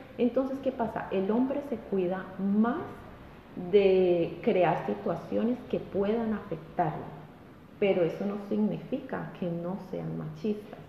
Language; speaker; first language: Spanish; native; Spanish